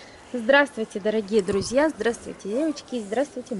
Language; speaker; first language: Russian; native; Russian